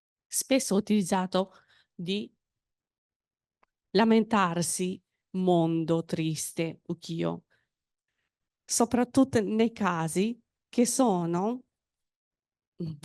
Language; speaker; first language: Italian; non-native, fluent; Japanese